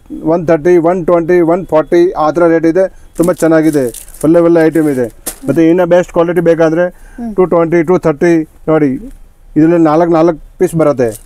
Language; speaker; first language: Kannada; non-native, local second language; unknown